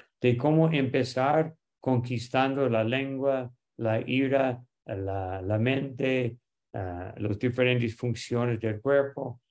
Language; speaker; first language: Spanish; non-native, fluent; English